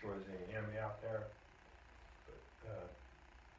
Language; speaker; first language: English; native; English